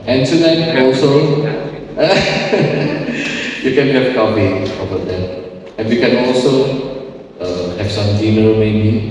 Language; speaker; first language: English; non-native, fluent; Indonesian